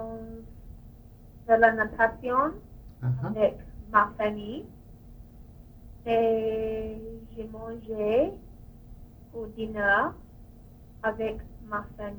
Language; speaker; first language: French; non-native, learner; English